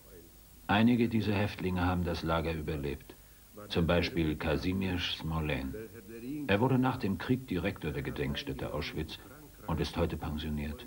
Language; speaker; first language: German; native; German